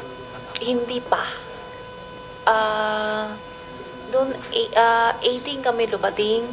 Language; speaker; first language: Filipino; non-native, learner; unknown